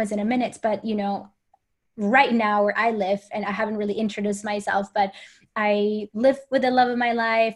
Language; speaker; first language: English; non-native, fluent; Spanish